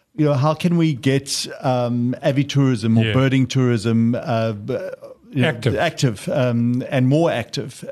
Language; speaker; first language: English; native; English